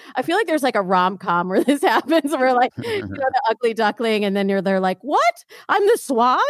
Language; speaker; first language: English; native; English